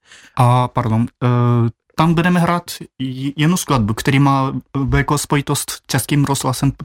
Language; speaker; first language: Czech; non-native, fluent; Japanese